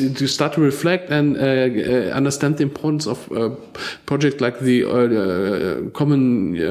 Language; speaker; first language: English; non-native, fluent; German